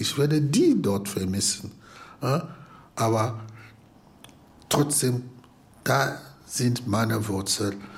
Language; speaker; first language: German; non-native, learner; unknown